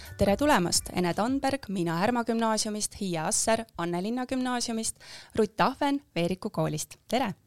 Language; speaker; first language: Estonian; native; Estonian